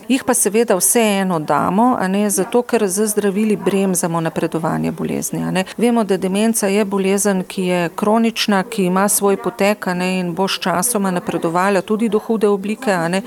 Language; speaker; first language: Slovenian; native; Slovenian